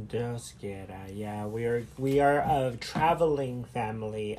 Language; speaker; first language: English; early bilingual, other home language; Spanish